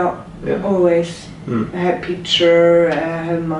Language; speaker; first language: English; non-native, learner; Norwegian